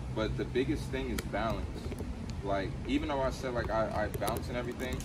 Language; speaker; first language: English; native; English